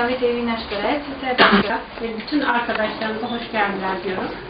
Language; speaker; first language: Turkish; native; Turkish